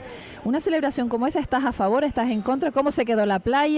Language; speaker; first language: Spanish; native; Spanish